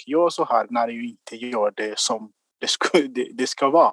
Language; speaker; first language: Swedish; non-native, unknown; Kinyarwanda